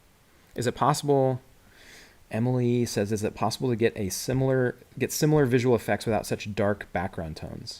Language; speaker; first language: English; native; English